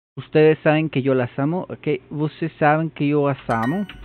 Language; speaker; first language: Spanish; native; Spanish